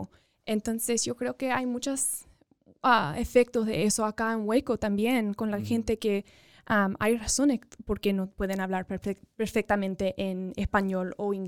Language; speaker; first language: Spanish; early bilingual, other home language; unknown